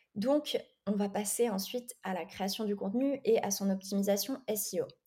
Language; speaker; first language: French; native; French